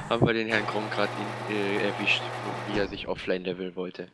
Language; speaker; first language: German; native; German